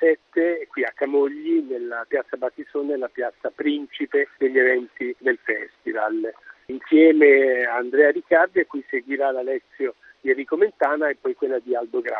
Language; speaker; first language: Italian; native; Italian